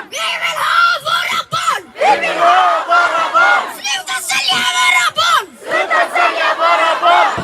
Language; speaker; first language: Swedish; early bilingual, other home language; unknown